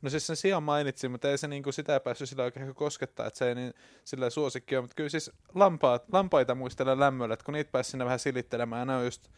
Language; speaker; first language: Finnish; native; Finnish